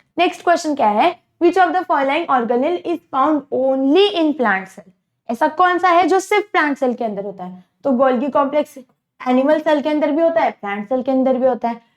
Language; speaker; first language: Hindi; non-native, local second language; Marathi